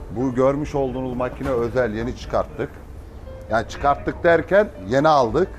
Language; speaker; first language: Turkish; native; Turkish